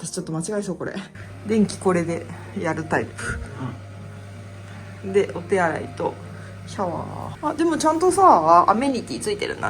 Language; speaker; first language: Japanese; native; Japanese